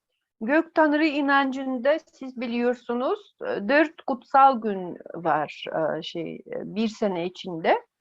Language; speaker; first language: Turkish; non-native, fluent; Yakut